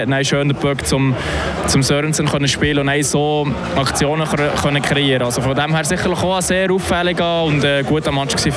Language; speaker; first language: German; native; German